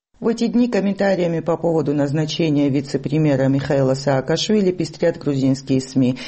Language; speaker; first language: Russian; non-native, local second language; Georgian